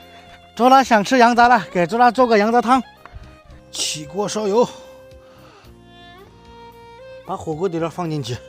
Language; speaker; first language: Chinese; native; Chinese